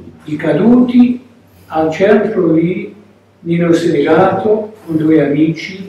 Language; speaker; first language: Italian; non-native, learner; English